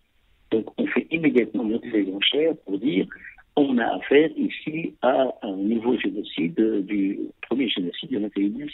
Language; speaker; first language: French; native; French